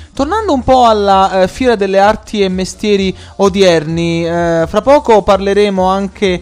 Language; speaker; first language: Italian; native; Italian